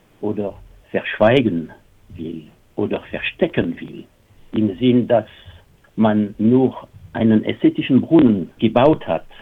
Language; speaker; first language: German; non-native, fluent; French